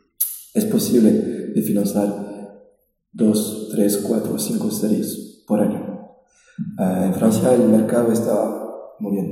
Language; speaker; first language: Spanish; non-native, fluent; French